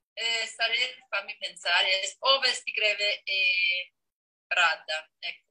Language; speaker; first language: Italian; non-native, fluent; Danish